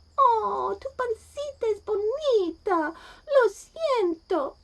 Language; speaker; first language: Spanish; non-native, learner; English